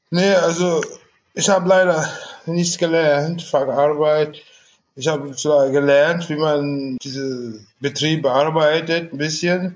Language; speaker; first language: German; non-native, fluent; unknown